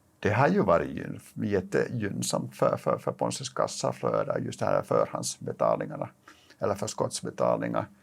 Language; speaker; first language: Swedish; non-native, local second language; Finnish